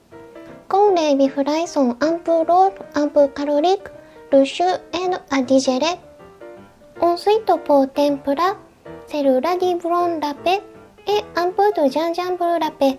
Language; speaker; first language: French; non-native, learner; Japanese